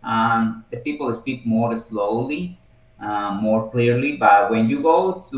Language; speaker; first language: English; non-native, learner; Spanish